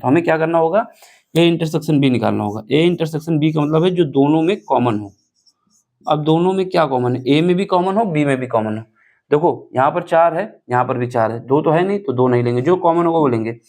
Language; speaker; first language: Hindi; native; Hindi